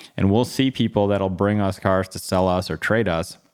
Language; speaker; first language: English; native; English